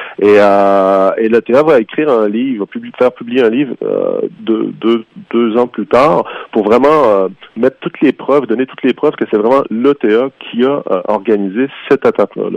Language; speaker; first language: French; native; French